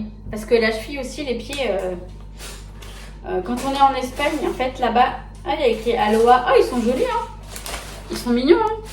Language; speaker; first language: French; native; French